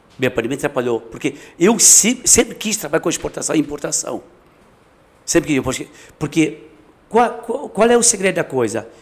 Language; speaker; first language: Portuguese; non-native, fluent; Chinese